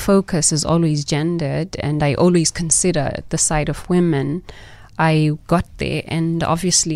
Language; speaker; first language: English; non-native, local second language; Xhosa